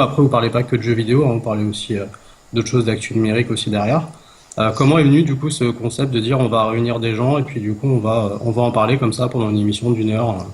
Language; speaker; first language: French; native; French